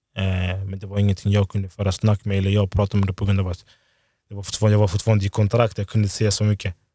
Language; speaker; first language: Swedish; early bilingual, other home language; Lingala